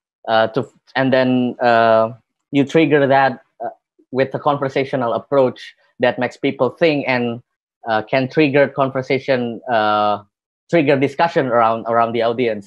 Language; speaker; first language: English; non-native, fluent; Indonesian